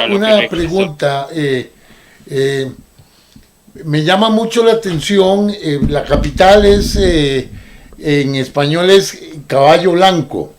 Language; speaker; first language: Spanish; native; Spanish